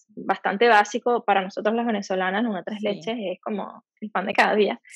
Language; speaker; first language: Spanish; native; Spanish